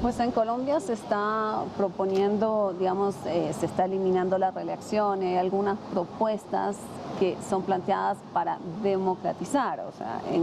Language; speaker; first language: Spanish; native; Spanish